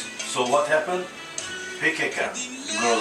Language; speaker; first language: English; non-native, fluent; Kurdish